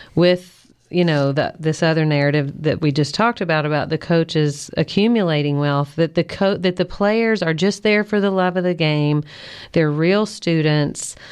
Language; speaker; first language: English; native; English